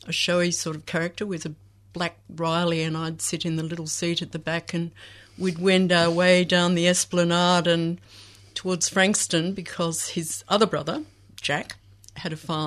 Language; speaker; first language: English; native; English